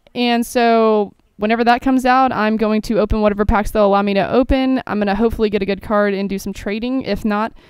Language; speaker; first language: English; native; English